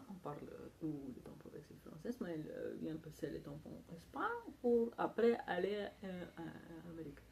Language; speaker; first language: French; non-native, learner; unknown